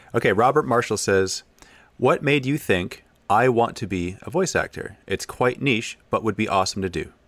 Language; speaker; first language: English; native; English